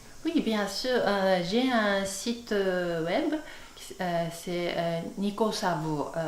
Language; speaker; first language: French; non-native, fluent; Japanese